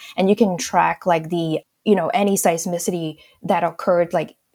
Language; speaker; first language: English; non-native, local second language; Cantonese